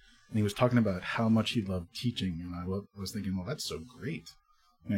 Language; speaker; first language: English; native; English